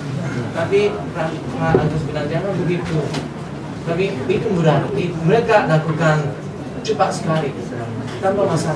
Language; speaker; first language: Indonesian; non-native, fluent; Japanese